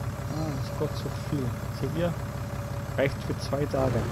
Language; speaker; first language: German; native; German